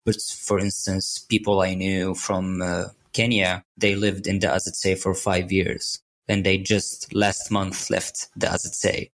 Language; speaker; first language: English; non-native, fluent; Arabic